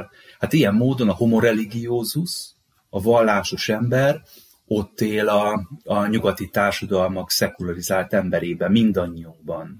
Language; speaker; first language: Hungarian; native; Hungarian